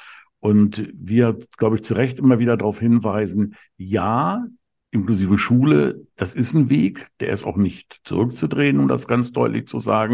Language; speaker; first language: German; native; German